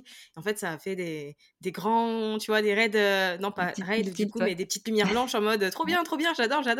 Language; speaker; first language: French; native; French